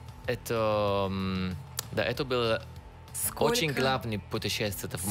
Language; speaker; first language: Russian; non-native, learner; Italian